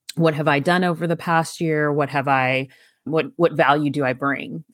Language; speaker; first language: English; native; English